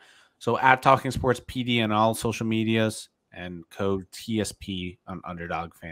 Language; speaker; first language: English; native; English